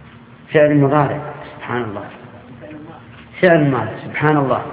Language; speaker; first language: Arabic; native; Arabic